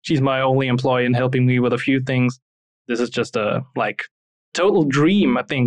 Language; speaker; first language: English; non-native, fluent; German